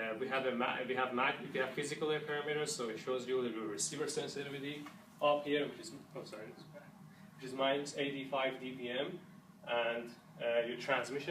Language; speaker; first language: English; non-native, fluent; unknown